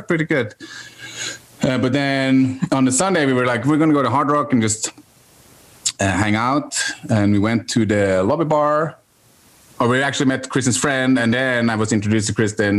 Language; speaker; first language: English; non-native, fluent; Norwegian